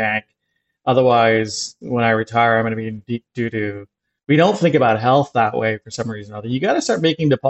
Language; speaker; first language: English; native; English